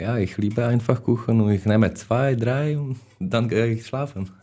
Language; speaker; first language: German; non-native, learner; Czech